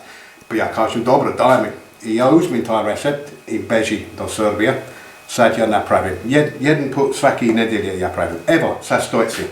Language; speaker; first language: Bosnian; non-native, learner; English